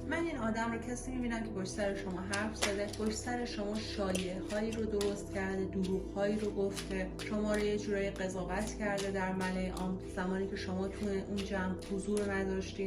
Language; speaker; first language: Persian; native; Persian